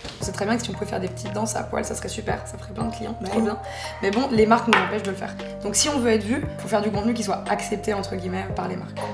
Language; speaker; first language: French; native; French